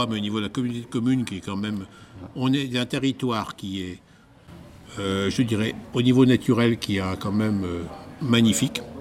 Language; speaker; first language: French; native; French